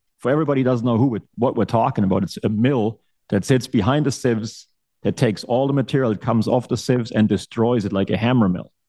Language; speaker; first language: English; non-native, fluent; German